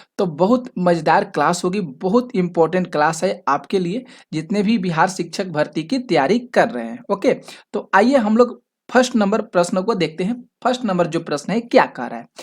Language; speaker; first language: Hindi; native; Hindi